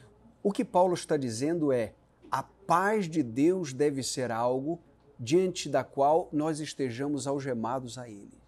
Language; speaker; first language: Portuguese; native; Portuguese